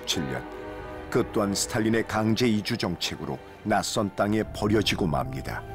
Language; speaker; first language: Korean; native; Korean